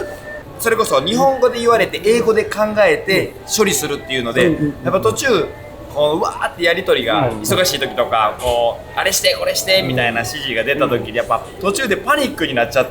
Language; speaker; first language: Japanese; native; Japanese